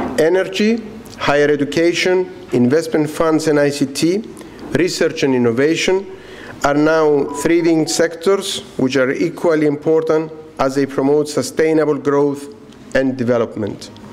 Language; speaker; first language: English; non-native, fluent; Greek